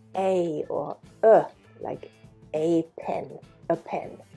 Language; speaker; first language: English; native; English